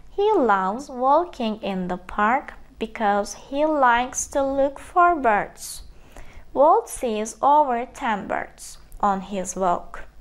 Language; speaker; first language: English; non-native, fluent; Turkish